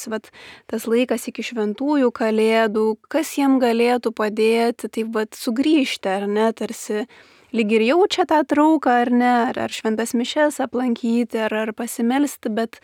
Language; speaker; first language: Lithuanian; native; Lithuanian